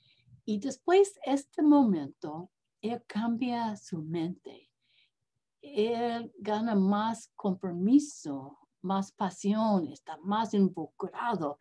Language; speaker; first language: Spanish; non-native, learner; English